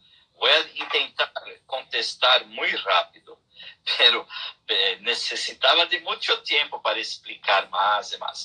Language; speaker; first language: Spanish; non-native, learner; Portuguese